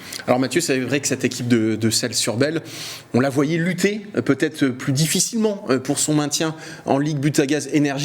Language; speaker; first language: French; native; French